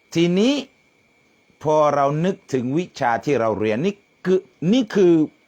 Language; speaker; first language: Thai; non-native, local second language; Malay